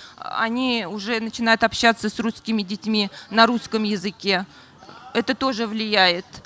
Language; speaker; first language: Russian; non-native, local second language; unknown